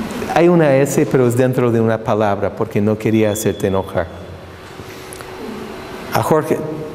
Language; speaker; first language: Spanish; non-native, fluent; English